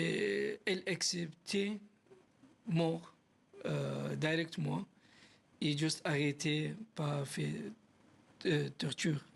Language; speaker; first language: French; non-native, learner; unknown